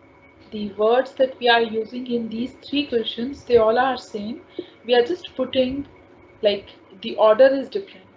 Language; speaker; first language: English; non-native, local second language; Hindi